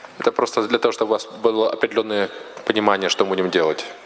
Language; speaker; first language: Russian; native; Russian